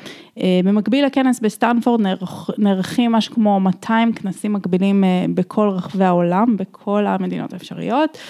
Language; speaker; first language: Hebrew; native; Hebrew